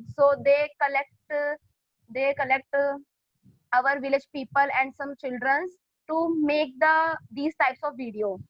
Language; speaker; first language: English; non-native, learner; Hindi